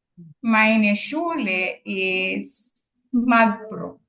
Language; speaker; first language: German; non-native, learner; Filipino